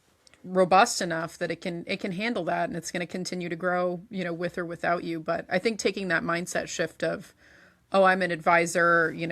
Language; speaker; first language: English; native; English